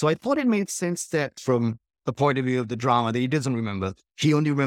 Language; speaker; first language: English; native; English